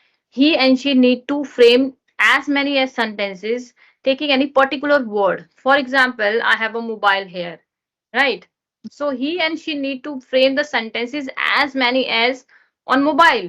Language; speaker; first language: English; non-native, learner; Hindi